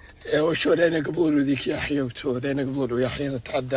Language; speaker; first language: Arabic; native; Arabic